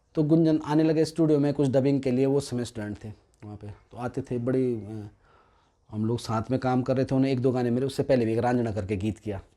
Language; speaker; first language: Hindi; non-native, local second language; Garhwali